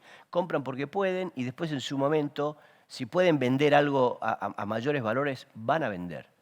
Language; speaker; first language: Spanish; native; Spanish